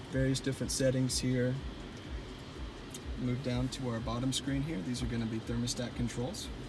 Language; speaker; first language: English; native; English